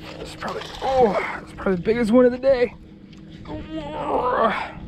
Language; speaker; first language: English; native; English